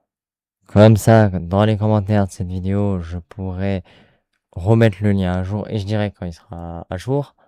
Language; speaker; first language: French; native; French